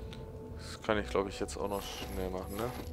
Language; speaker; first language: German; native; German